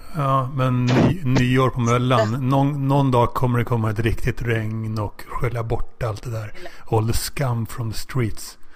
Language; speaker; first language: Swedish; native; Swedish